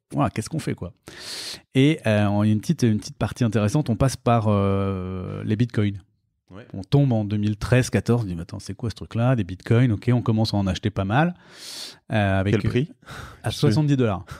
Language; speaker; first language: French; native; French